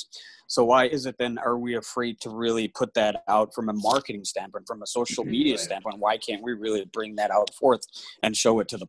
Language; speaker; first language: English; native; English